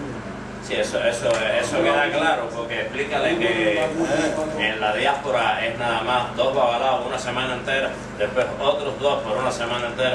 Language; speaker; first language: Spanish; native; Spanish